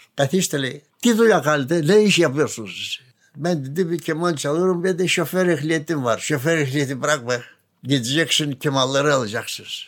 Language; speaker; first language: Turkish; non-native, local second language; Greek